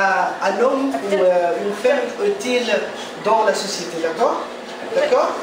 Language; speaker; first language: French; non-native, fluent; Arabic